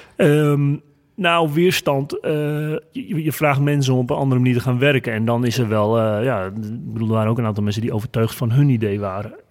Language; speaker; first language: Dutch; native; Dutch